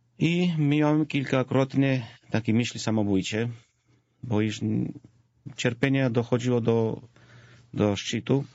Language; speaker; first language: Polish; non-native, fluent; Georgian